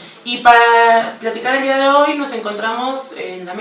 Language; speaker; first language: Spanish; native; Spanish